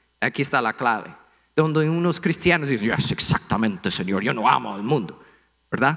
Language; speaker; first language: Spanish; non-native, fluent; English